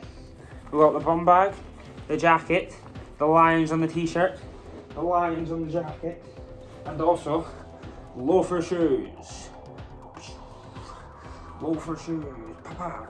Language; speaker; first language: English; native; English